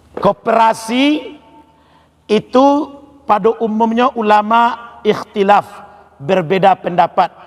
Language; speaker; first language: Malay; non-native, local second language; Minangkabau